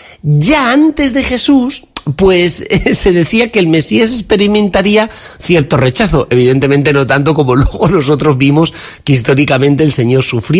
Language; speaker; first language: Spanish; native; Spanish